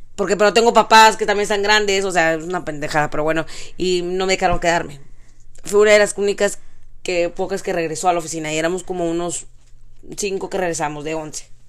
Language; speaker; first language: Spanish; native; Spanish